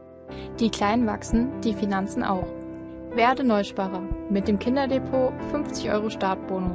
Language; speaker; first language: German; native; German